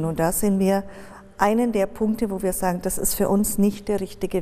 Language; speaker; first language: German; native; German